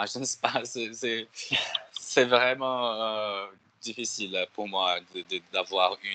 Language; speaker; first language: French; non-native, learner; Portuguese